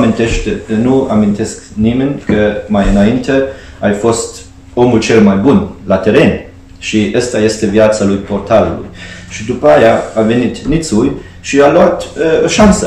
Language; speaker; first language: Romanian; non-native, fluent; Hungarian